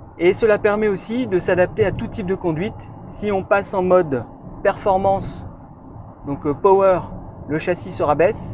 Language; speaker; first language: French; native; French